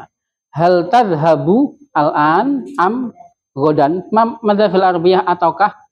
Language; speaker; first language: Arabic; non-native, fluent; Indonesian